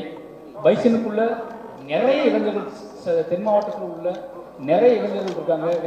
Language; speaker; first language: Tamil; native; Tamil